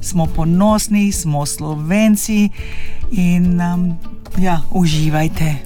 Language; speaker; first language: Slovenian; early bilingual, heritage; Slovenian